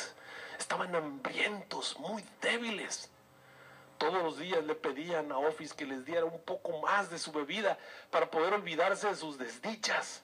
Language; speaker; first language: Spanish; native; Spanish